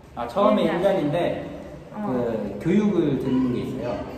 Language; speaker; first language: Korean; native; Korean